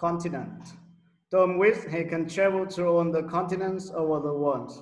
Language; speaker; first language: English; non-native, learner; Vietnamese